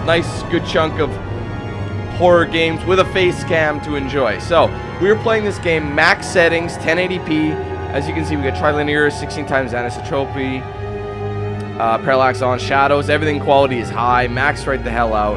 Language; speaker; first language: English; native; English